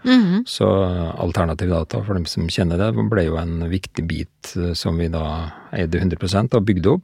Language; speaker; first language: Norwegian; native; Norwegian